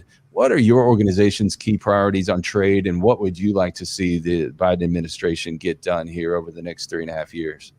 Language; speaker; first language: English; native; English